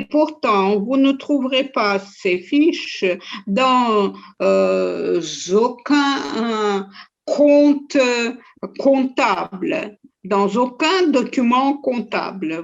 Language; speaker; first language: French; non-native, fluent; Russian